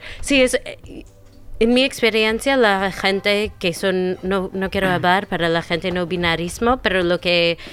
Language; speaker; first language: Spanish; non-native, fluent; English